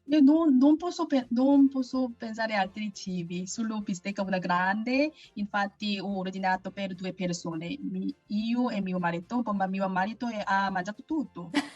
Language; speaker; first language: Italian; non-native, learner; Korean